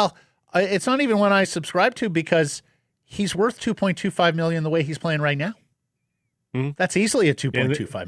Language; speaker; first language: English; native; English